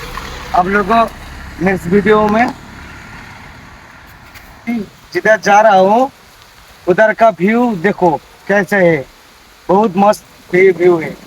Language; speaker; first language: Hindi; non-native, local second language; Bangla